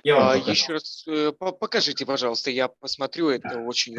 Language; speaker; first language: Russian; native; Russian